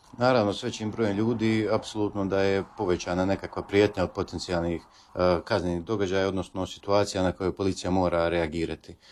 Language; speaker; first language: Croatian; native; Croatian